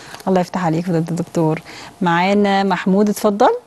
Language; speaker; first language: Arabic; native; Arabic